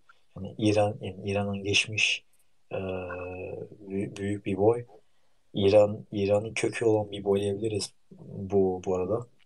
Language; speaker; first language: Turkish; early bilingual, heritage; Turkish